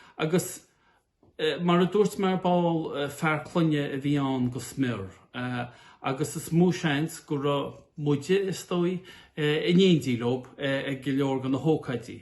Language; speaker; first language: Irish; native; Irish